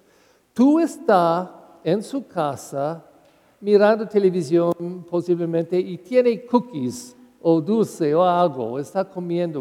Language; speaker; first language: Spanish; non-native, learner; English